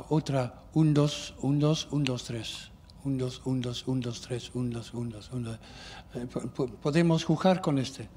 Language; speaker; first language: Spanish; non-native, learner; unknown